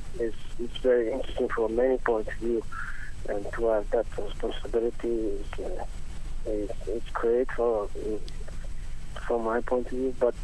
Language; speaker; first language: English; non-native, learner; Italian